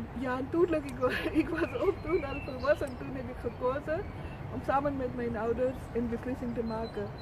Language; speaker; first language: Dutch; non-native, fluent; Urdu